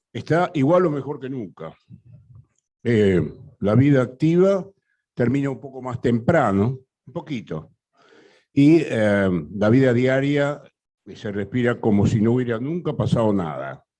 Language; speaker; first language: Spanish; native; Spanish